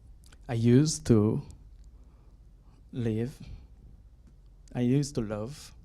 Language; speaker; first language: English; non-native, learner; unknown